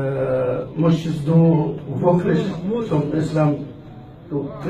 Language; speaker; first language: German; non-native, learner; Arabic